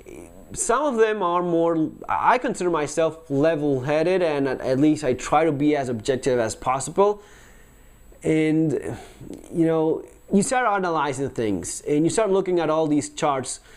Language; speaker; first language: English; non-native, fluent; Spanish